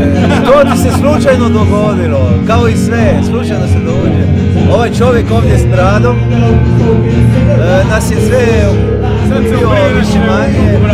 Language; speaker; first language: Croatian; non-native, fluent; French